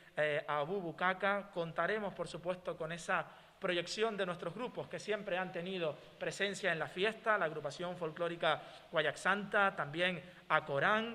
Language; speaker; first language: Spanish; native; Spanish